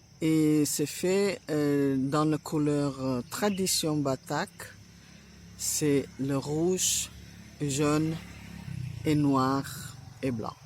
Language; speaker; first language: French; non-native, learner; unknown